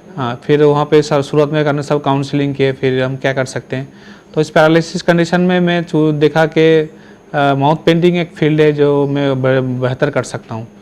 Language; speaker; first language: Hindi; non-native, local second language; Bangla